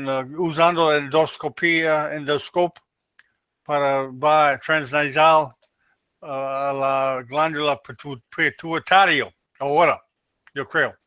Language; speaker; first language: Spanish; non-native, learner; English